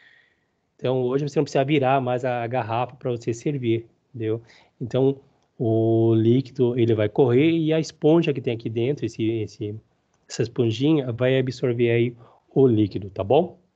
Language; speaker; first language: Portuguese; native; Portuguese